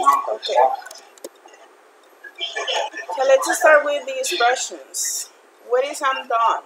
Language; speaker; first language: English; non-native, fluent; Spanish